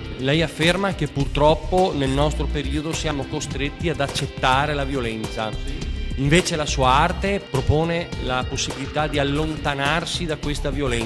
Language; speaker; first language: Italian; native; Italian